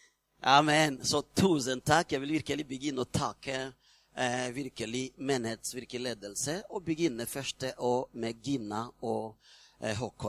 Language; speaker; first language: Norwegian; non-native, fluent; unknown